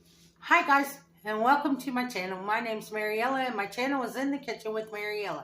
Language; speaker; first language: English; native; English